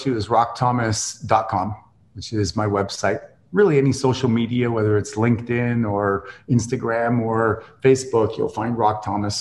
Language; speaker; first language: English; native; English